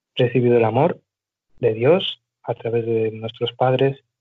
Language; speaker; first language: Spanish; native; Spanish